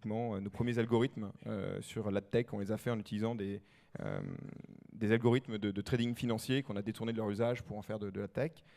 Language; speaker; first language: French; native; French